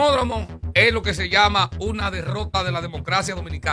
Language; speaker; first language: Spanish; native; Spanish